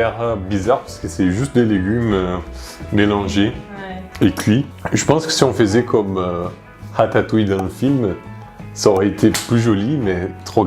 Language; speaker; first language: French; non-native, fluent; Portuguese